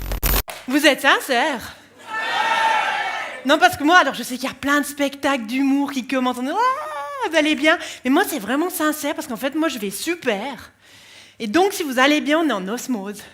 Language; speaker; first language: French; native; French